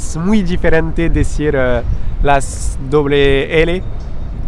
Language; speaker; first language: Spanish; non-native, fluent; French